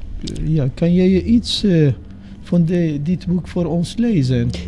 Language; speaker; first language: Dutch; non-native, learner; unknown